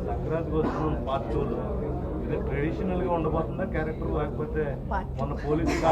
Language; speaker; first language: Telugu; native; Telugu